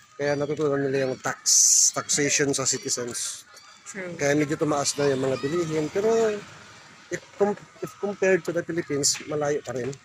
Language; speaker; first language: Filipino; native; Filipino